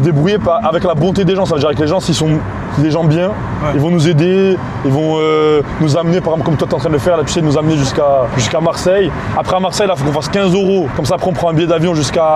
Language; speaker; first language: French; native; French